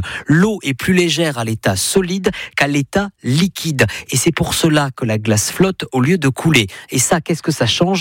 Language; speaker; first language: French; native; French